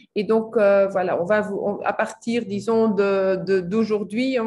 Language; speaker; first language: French; native; French